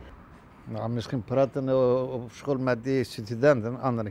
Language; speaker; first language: Dutch; non-native, learner; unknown